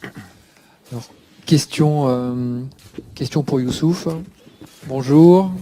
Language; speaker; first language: French; native; French